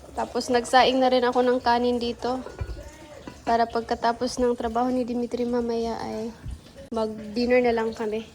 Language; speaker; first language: Filipino; native; Filipino